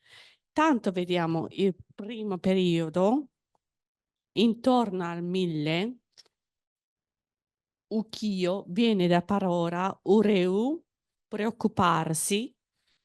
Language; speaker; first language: Italian; non-native, fluent; Japanese